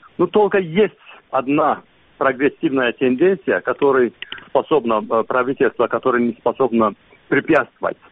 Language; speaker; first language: Russian; non-native, local second language; Azerbaijani